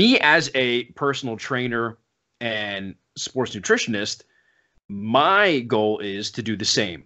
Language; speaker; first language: English; native; English